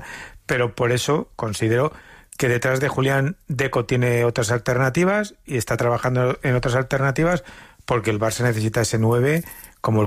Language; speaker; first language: Spanish; native; Spanish